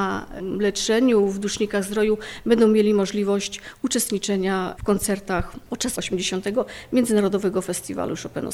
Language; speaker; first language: Polish; native; Polish